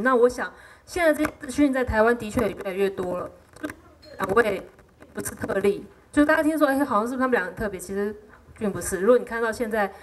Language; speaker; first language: Chinese; native; Chinese